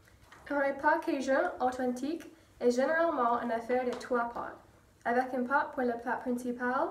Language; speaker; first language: French; non-native, learner; English